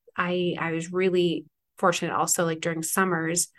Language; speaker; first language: English; native; English